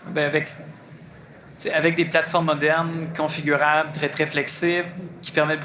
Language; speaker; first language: French; native; French